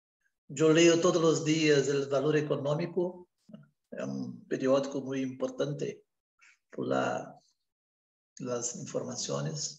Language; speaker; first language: Spanish; non-native, learner; Portuguese